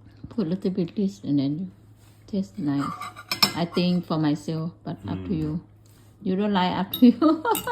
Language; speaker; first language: English; non-native, learner; Thai